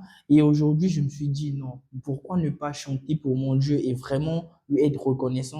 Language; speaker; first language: French; non-native, local second language; Sango